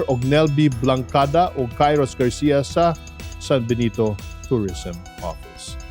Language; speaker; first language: Cebuano; native; Cebuano